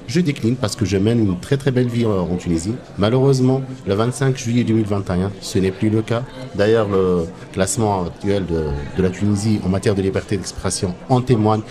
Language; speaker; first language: French; non-native, local second language; Arabic